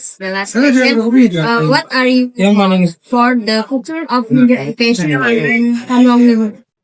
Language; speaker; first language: English; non-native, learner; Indonesian